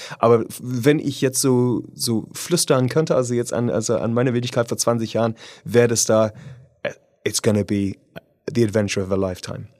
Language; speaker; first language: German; non-native, fluent; English